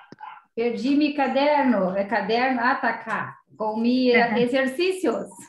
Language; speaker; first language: Spanish; non-native, learner; Portuguese